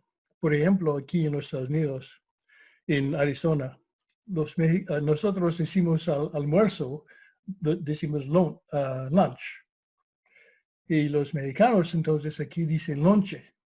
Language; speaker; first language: Spanish; non-native, fluent; English